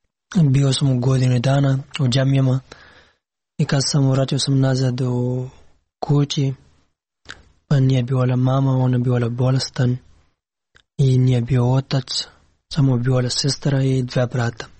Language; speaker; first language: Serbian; non-native, learner; Pashto